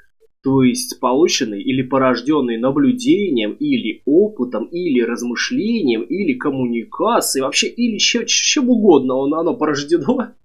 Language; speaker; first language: Russian; native; Russian